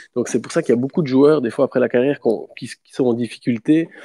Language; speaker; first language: French; native; French